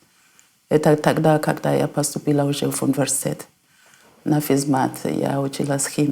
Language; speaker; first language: Russian; non-native, fluent; North Ndebele